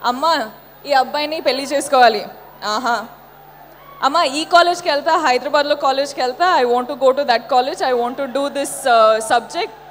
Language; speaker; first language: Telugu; non-native, fluent; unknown